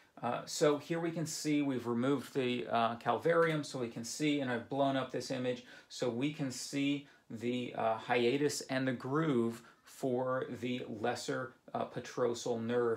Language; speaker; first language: English; native; English